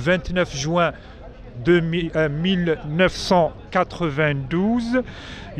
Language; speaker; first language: French; non-native, local second language; Arabic